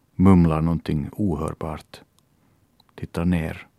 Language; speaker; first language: Swedish; native; Swedish